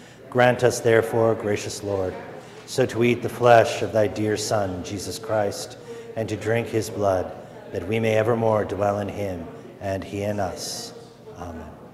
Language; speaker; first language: English; native; English